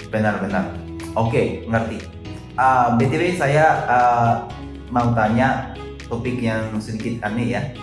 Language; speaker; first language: Indonesian; non-native, fluent; Japanese